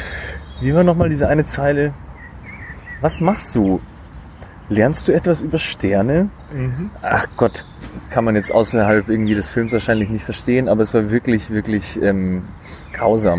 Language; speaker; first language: German; native; German